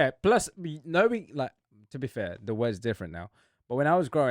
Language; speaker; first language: English; native; English